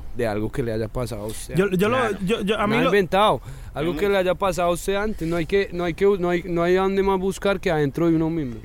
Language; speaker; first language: Spanish; native; Spanish